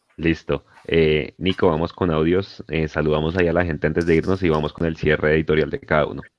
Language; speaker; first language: Spanish; native; Spanish